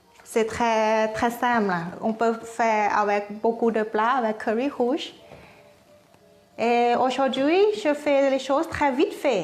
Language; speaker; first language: French; non-native, learner; Thai